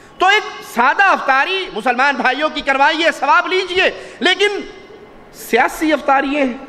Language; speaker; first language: Urdu; non-native, local second language; Punjabi